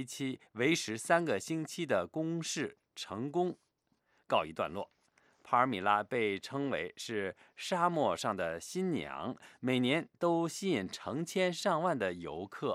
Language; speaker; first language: Chinese; native; Chinese